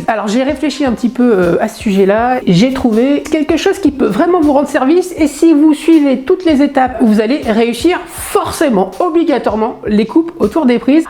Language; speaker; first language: French; native; French